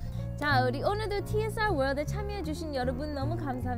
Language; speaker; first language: Korean; early bilingual, heritage; English